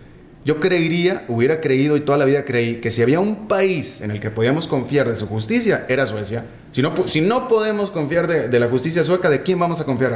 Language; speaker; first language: Spanish; native; Spanish